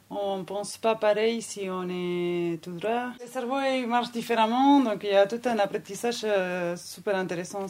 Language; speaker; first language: French; non-native, fluent; Spanish